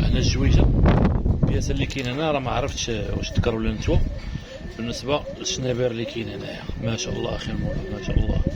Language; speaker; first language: Arabic; native; Arabic